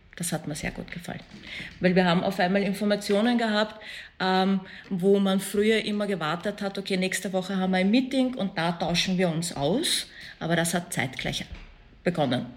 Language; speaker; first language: German; early bilingual, other home language; Persian